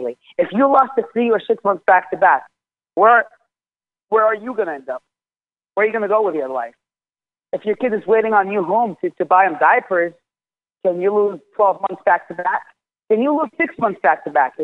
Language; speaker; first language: English; non-native, fluent; Arabic